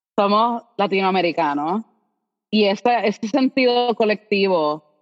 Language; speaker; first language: Spanish; native; Spanish